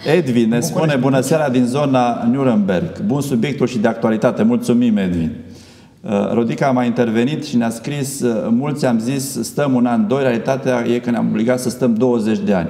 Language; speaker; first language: Romanian; native; Romanian